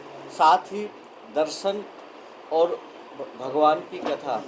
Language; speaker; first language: Hindi; native; Hindi